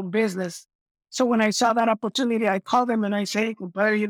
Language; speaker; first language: English; non-native, fluent; Spanish